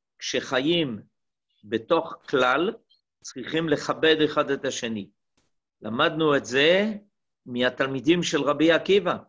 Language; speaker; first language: Hebrew; non-native, fluent; French